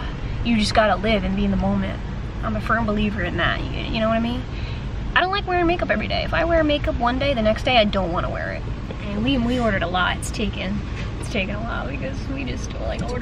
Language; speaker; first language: English; native; English